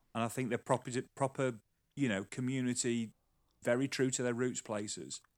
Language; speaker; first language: English; native; English